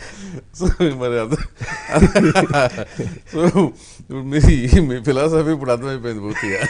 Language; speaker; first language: Telugu; native; Telugu